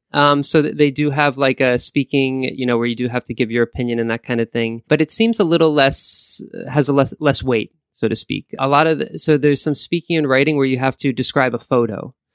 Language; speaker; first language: English; native; English